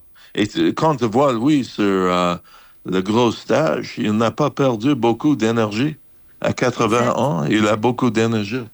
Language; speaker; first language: French; non-native, fluent; English